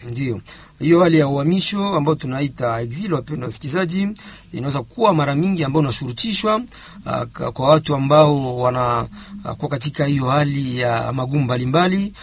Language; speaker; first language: Swahili; native; Swahili